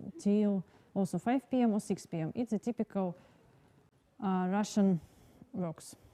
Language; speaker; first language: English; non-native, learner; Russian